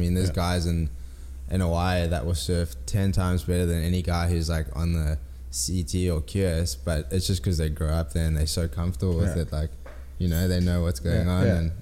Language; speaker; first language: English; native; English